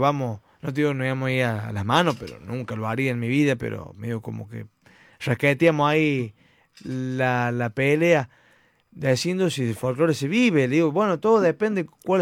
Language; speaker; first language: Spanish; native; Spanish